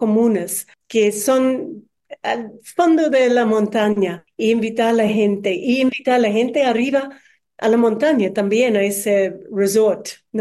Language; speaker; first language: Spanish; non-native, learner; English